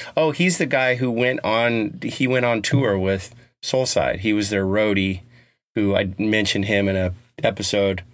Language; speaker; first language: English; native; English